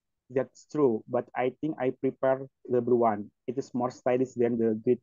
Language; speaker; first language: English; non-native, learner; Indonesian